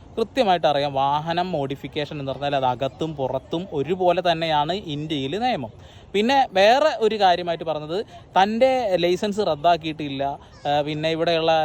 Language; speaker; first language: Malayalam; native; Malayalam